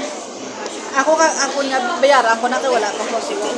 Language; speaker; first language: Filipino; non-native, local second language; Hiligaynon